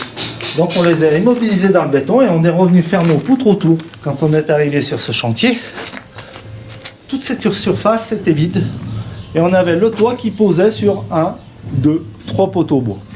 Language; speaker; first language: French; native; French